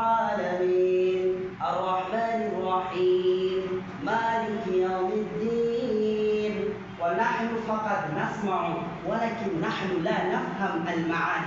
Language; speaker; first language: Arabic; non-native, fluent; Bangla